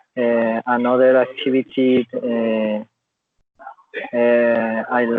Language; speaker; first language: English; non-native, learner; Spanish